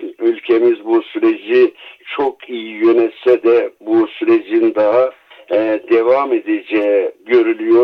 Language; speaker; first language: Turkish; native; Turkish